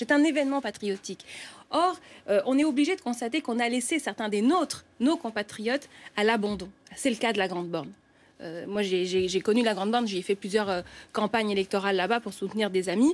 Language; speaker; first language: French; native; French